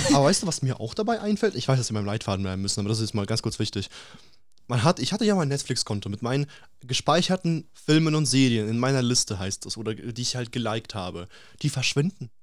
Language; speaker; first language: German; early bilingual, other home language; Russian